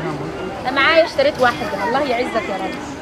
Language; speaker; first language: Arabic; native; Arabic